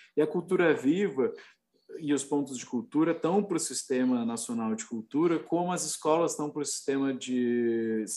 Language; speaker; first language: Portuguese; native; Portuguese